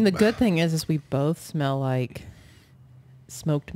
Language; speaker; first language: English; native; English